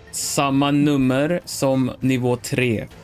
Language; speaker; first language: Swedish; non-native, learner; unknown